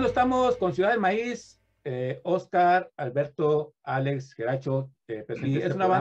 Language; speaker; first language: Spanish; native; Spanish